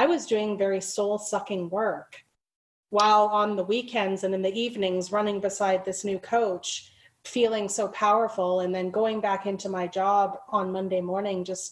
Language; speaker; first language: English; native; English